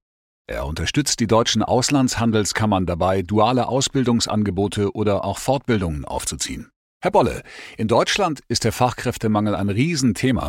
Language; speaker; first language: German; native; German